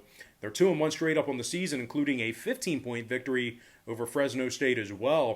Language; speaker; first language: English; native; English